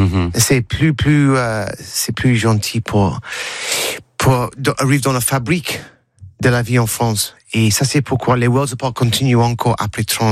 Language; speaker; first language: French; non-native, learner; English